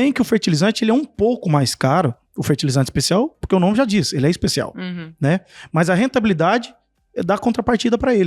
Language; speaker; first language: Portuguese; native; Portuguese